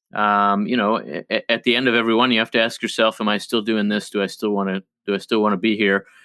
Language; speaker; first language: English; early bilingual, other home language; Hebrew